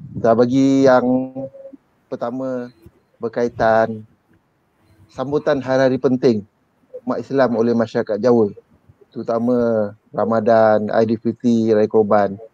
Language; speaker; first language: Malay; native; Malay